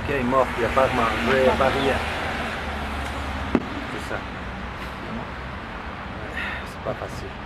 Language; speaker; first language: French; non-native, learner; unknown